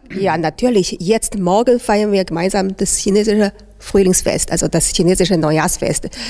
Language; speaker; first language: German; non-native, fluent; Chinese